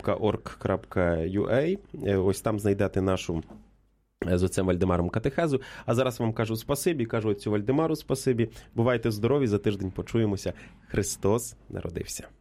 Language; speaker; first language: Ukrainian; native; Ukrainian